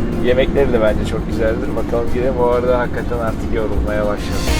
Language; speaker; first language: Turkish; native; Turkish